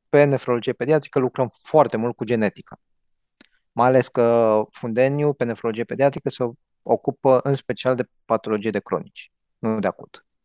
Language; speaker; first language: Romanian; native; Romanian